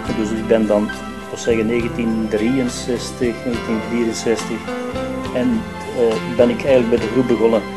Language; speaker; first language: Dutch; early bilingual, other home language; Italian